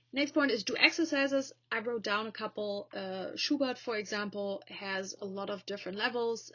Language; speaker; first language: English; non-native, fluent; German